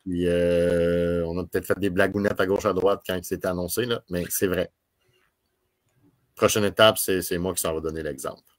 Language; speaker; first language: French; native; French